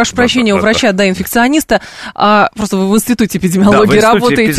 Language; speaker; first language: Russian; native; Russian